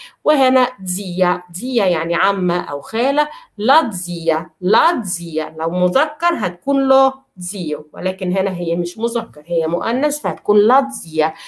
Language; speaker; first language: Arabic; native; Arabic